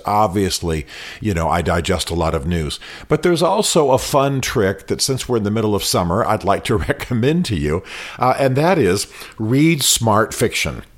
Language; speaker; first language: English; native; English